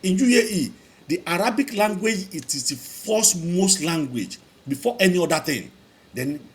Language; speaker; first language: English; non-native, local second language; Yoruba